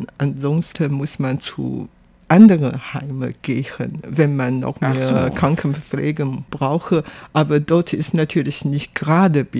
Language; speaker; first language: German; non-native, fluent; Chinese